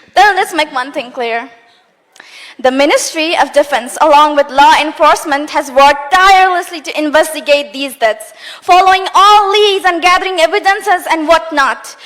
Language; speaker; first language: English; non-native, local second language; Nepali